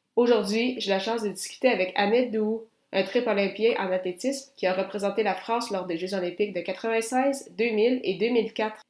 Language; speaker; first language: French; native; French